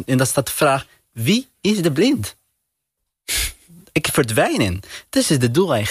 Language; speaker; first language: Dutch; non-native, fluent; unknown